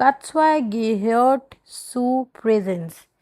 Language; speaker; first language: German; non-native, learner; Hindi